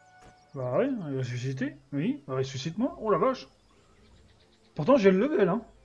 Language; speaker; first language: French; native; French